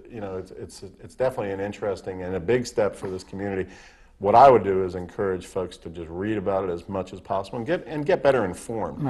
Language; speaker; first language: English; native; English